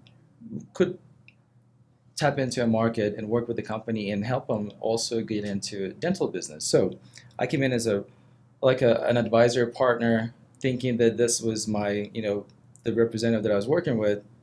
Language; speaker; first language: English; non-native, fluent; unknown